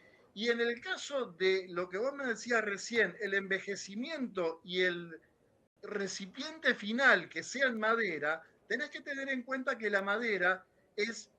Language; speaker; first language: Spanish; native; Spanish